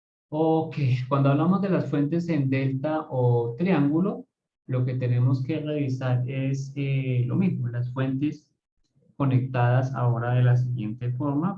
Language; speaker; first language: Spanish; native; Spanish